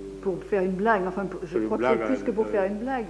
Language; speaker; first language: French; native; French